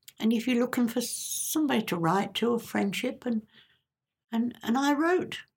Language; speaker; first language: English; native; English